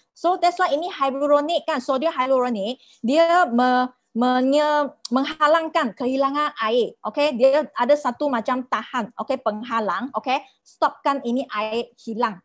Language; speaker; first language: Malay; non-native, local second language; Chinese